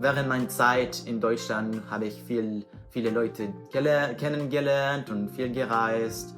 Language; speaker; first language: German; non-native, fluent; Spanish